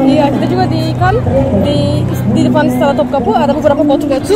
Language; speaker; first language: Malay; non-native, fluent; Turkish